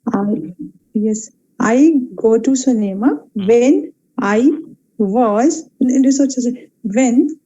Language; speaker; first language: English; non-native, learner; Hindi